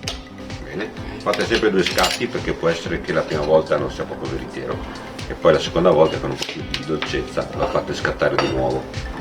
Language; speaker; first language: Italian; native; Italian